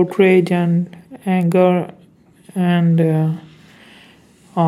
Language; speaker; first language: English; non-native, local second language; Urdu